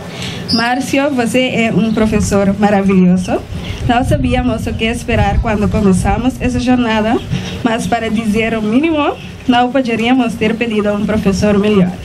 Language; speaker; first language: Portuguese; non-native, learner; Papiamento